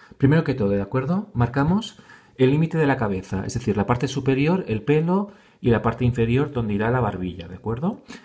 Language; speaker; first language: Spanish; native; Spanish